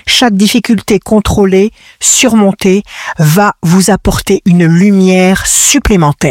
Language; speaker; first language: French; native; French